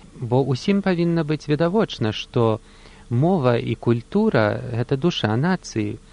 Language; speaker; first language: Belarusian; early bilingual, heritage; Belarusian